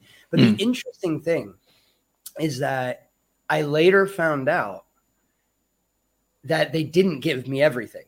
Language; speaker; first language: English; native; English